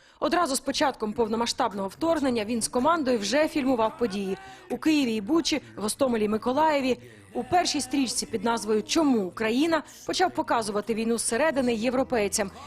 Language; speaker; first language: Ukrainian; native; Ukrainian